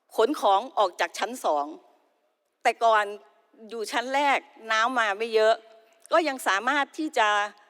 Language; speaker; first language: Thai; native; Thai